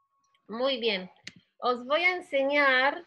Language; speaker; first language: Spanish; non-native, fluent; Polish